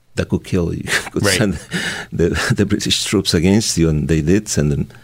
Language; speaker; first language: English; non-native, fluent; Spanish